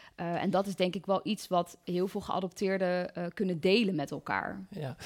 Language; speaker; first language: Dutch; native; Dutch